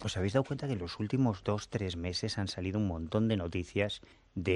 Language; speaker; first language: Spanish; native; Spanish